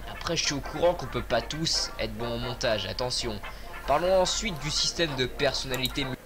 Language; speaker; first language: French; native; French